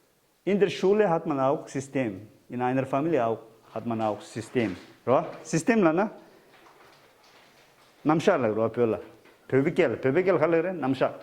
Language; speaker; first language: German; non-native, learner; Tibetan